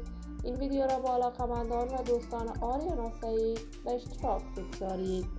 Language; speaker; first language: Persian; native; Persian